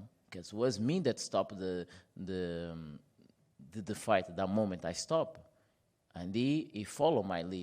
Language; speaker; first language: English; non-native, fluent; Portuguese